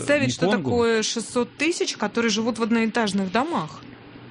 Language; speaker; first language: Russian; native; Russian